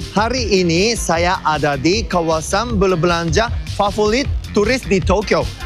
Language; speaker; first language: Indonesian; non-native, fluent; Japanese